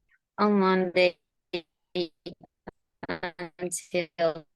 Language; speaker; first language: English; non-native, learner; Spanish